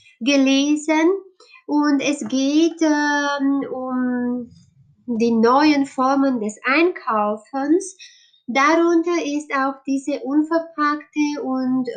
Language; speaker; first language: German; non-native, learner; Romanian